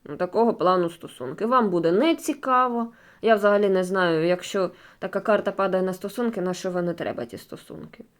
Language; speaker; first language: Ukrainian; non-native, local second language; Russian